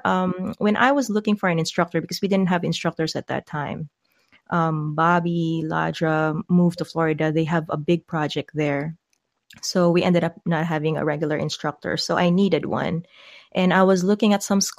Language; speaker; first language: English; non-native, local second language; Filipino